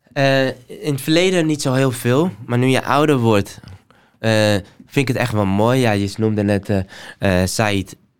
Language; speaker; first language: Dutch; early bilingual, other home language; Somali